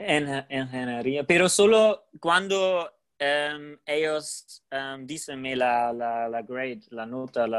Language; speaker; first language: Spanish; non-native, learner; German